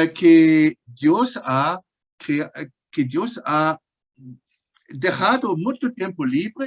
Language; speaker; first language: Spanish; non-native, fluent; German